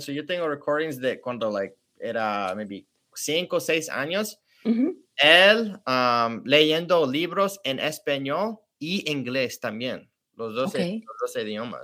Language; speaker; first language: Spanish; early bilingual, heritage; English